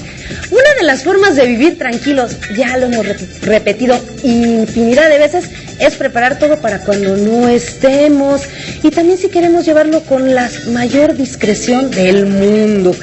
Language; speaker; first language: Spanish; native; Spanish